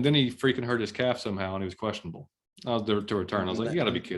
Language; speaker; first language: English; native; English